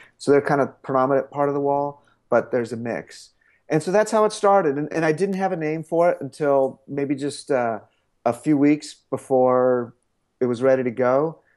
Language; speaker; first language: English; native; English